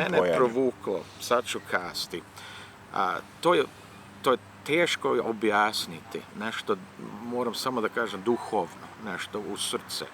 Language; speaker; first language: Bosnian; early bilingual, heritage; Serbian